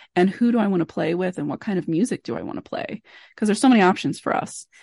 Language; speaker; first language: English; native; English